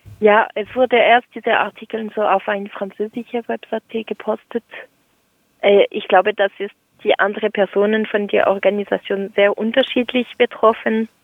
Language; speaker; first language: German; non-native, local second language; French